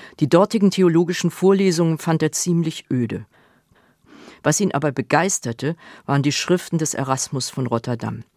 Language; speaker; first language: German; native; German